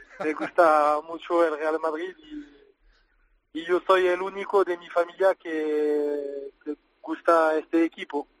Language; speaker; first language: Spanish; non-native, learner; French